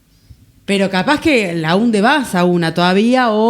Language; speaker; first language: Spanish; native; Spanish